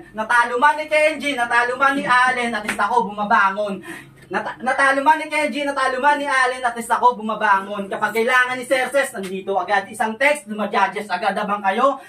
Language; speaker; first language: Filipino; non-native, local second language; Hiligaynon